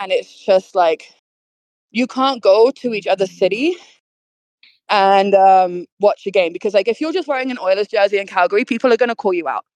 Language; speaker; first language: English; native; English